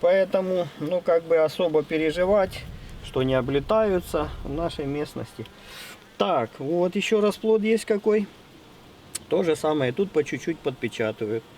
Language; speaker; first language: Russian; native; Russian